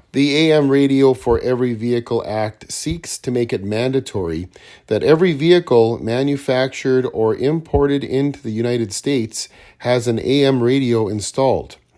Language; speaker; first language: English; native; English